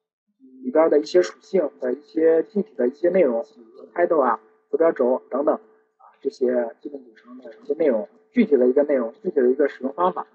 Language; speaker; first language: Chinese; native; Chinese